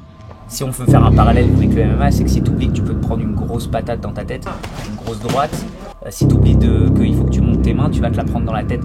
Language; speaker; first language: French; native; French